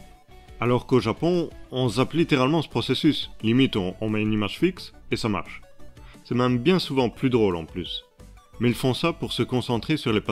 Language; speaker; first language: French; native; French